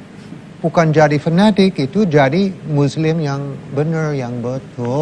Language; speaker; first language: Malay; non-native, fluent; English